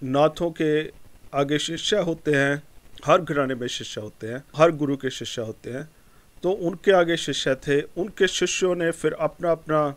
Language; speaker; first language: Hindi; non-native, local second language; Punjabi